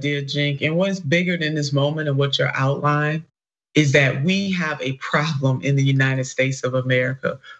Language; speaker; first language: English; native; English